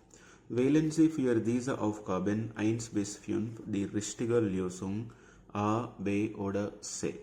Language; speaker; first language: German; non-native, learner; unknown